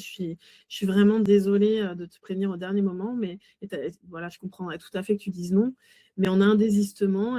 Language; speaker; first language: French; native; French